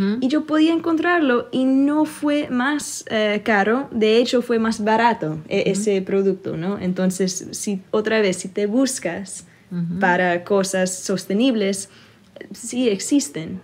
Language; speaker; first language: Spanish; early bilingual, heritage; Spanish